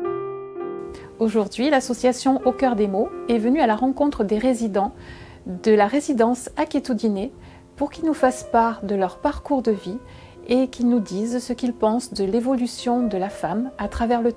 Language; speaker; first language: French; native; French